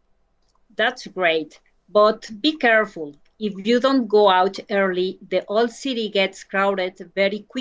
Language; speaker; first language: English; non-native, learner; Spanish